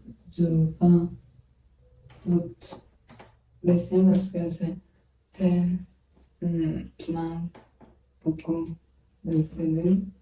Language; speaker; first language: French; non-native, learner; Chinese